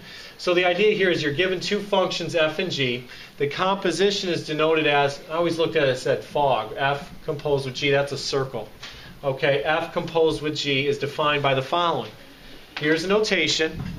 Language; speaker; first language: English; native; English